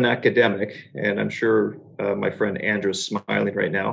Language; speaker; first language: English; native; English